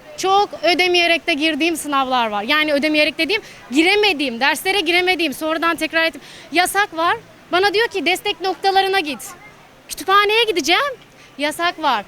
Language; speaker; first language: Turkish; native; Turkish